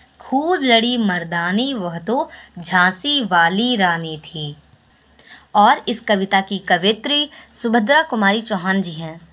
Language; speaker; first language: Hindi; native; Hindi